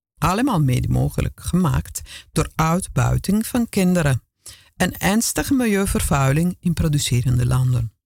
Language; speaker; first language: Dutch; non-native, fluent; Italian